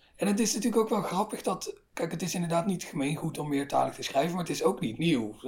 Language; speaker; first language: Dutch; native; Dutch